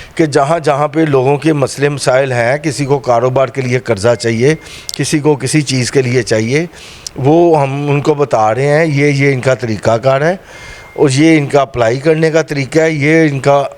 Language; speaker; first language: Urdu; non-native, local second language; Punjabi